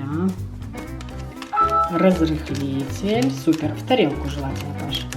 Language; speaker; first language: Russian; native; Russian